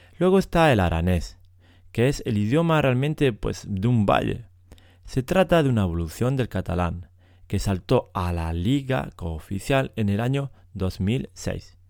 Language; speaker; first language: Spanish; native; Spanish